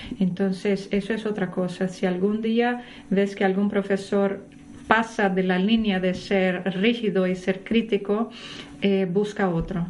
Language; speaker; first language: Spanish; non-native, fluent; Portuguese